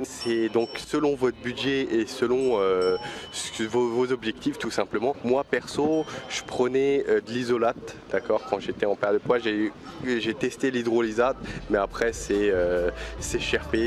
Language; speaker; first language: French; native; French